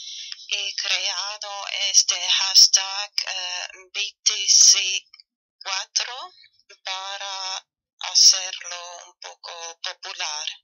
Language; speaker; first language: Spanish; non-native, fluent; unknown